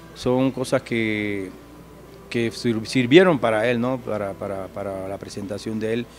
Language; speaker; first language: Spanish; native; Spanish